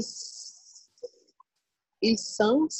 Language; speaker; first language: French; non-native, learner; Portuguese